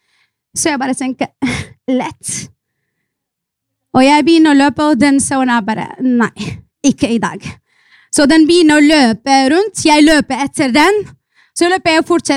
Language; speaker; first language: Norwegian; non-native, fluent; Arabic